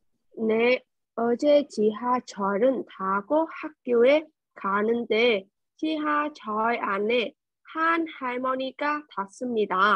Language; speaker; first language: Korean; non-native, learner; Vietnamese